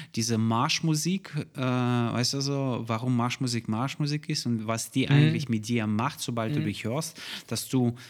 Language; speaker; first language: German; non-native, fluent; Russian